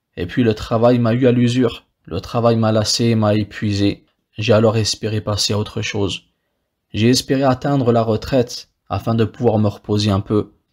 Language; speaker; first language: French; non-native, local second language; Wolof